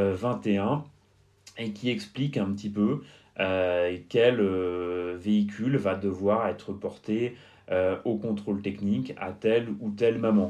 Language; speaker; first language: French; native; French